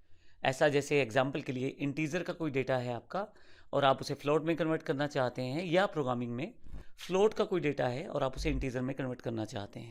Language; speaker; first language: Hindi; native; Hindi